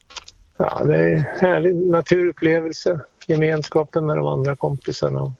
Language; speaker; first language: Swedish; native; Swedish